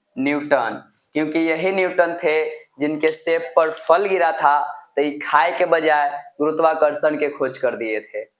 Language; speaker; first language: Hindi; native; Hindi